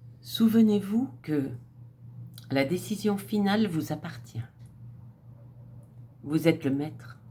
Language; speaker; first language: French; native; French